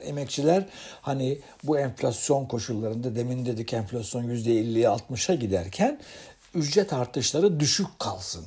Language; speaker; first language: Turkish; native; Turkish